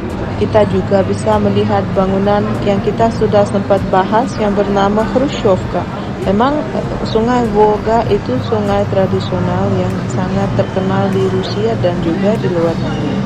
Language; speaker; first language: Indonesian; non-native, fluent; Russian